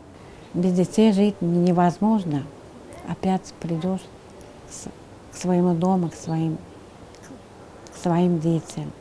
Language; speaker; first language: Russian; non-native, local second language; Turkmen